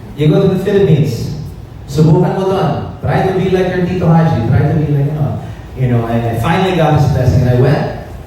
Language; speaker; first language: English; native; English